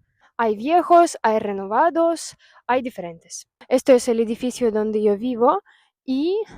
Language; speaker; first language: Spanish; non-native, fluent; Russian